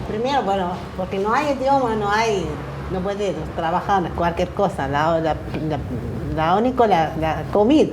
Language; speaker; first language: Spanish; non-native, learner; Arabic